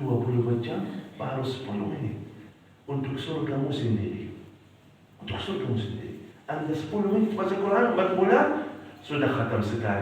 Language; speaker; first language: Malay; non-native, fluent; Arabic